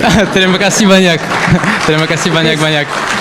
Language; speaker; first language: Indonesian; non-native, learner; Russian